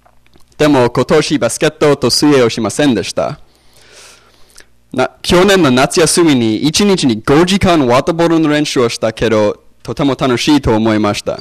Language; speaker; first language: Japanese; non-native, learner; English